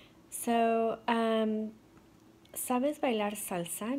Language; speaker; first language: Spanish; non-native, fluent; English